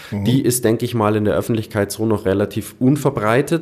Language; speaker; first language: German; native; German